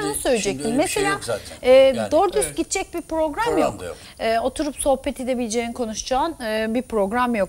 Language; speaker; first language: Turkish; native; Turkish